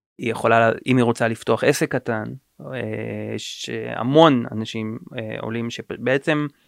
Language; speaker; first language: Hebrew; native; Hebrew